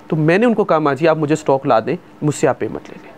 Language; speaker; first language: Urdu; native; Urdu